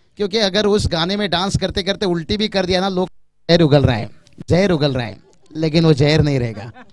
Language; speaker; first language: Hindi; non-native, local second language; Marathi